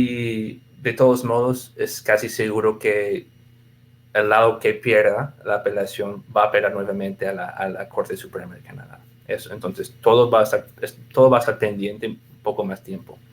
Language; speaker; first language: Spanish; non-native, fluent; English